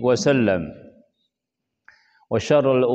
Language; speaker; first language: Arabic; non-native, fluent; Indonesian